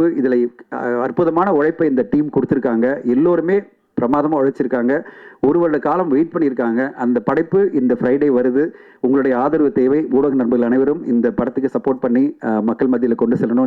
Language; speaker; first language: Tamil; native; Tamil